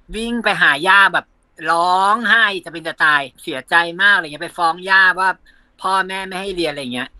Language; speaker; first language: Thai; native; Thai